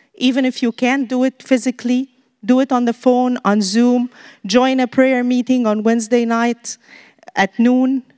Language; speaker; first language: English; non-native, fluent; Arabic